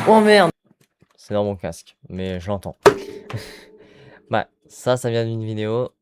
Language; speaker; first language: French; native; French